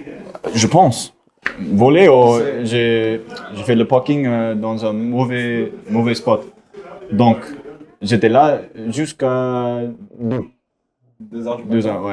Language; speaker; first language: French; non-native, learner; English